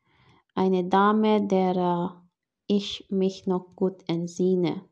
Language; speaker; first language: German; non-native, fluent; Filipino